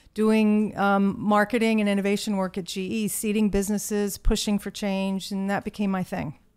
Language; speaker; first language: English; native; English